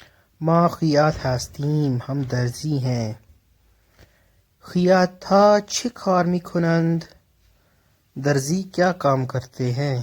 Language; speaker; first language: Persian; non-native, fluent; Urdu